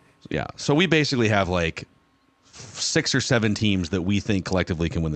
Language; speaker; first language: English; native; English